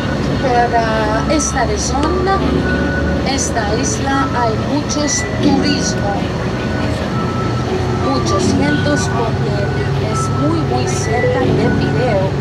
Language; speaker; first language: Spanish; non-native, learner; Greek